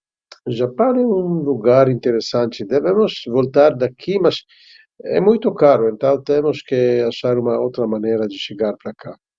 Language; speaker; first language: Portuguese; non-native, fluent; Hebrew